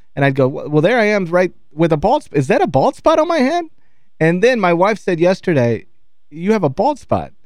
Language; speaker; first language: English; native; English